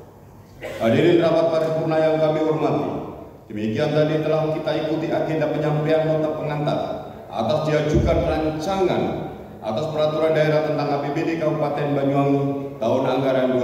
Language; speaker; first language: Indonesian; native; Indonesian